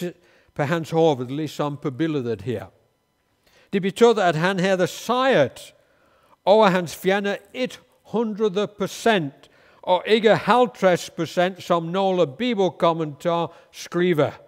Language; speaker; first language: Danish; non-native, fluent; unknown